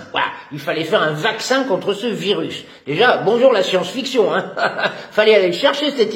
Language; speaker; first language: French; native; French